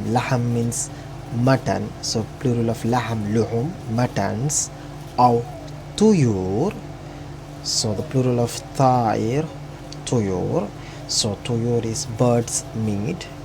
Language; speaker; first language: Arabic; non-native, fluent; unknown